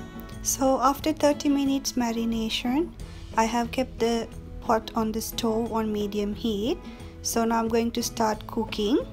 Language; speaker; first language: English; non-native, local second language; Sinhala